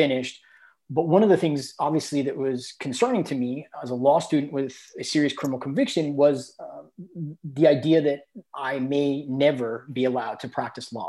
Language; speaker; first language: English; native; English